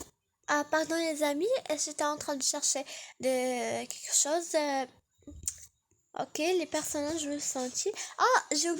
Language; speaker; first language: French; non-native, learner; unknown